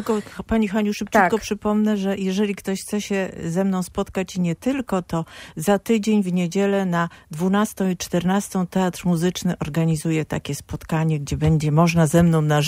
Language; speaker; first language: Polish; native; Polish